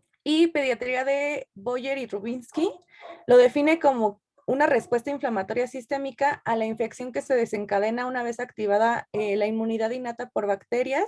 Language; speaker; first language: Spanish; native; Spanish